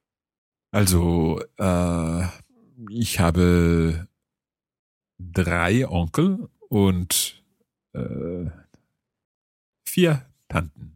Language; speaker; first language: German; non-native, fluent; English